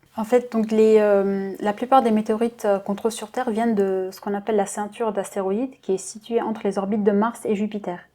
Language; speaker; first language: French; non-native, local second language; Arabic